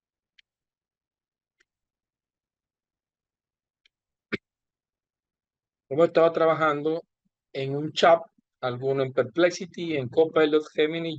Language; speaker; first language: Spanish; native; Spanish